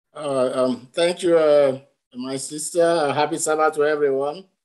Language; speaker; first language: English; non-native, local second language; Yoruba